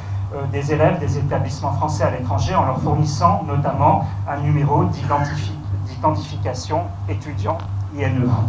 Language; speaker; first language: French; native; French